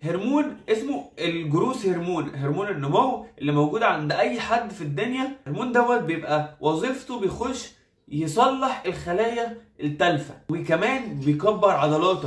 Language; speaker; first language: Arabic; native; Arabic